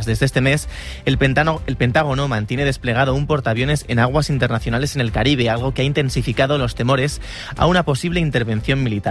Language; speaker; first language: Spanish; native; Spanish